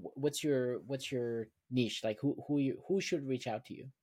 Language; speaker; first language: English; non-native, fluent; German